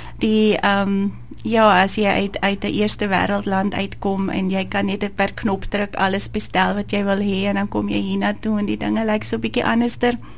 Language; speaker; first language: Afrikaans; non-native, fluent; German